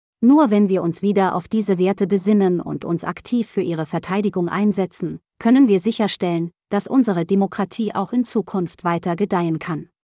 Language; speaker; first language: German; native; German